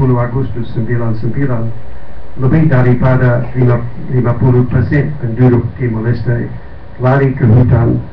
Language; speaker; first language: Indonesian; non-native, fluent; English